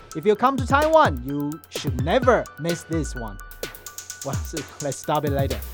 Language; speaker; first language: English; non-native, fluent; Chinese